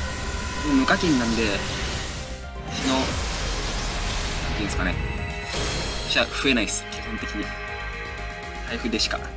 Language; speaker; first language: Japanese; native; Japanese